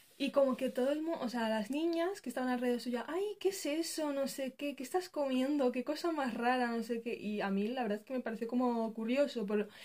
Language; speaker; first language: Spanish; early bilingual, other home language; Arabic